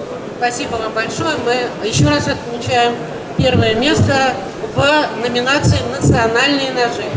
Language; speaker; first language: Russian; native; Russian